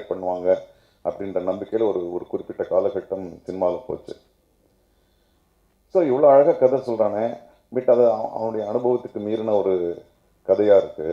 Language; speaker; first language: Tamil; native; Tamil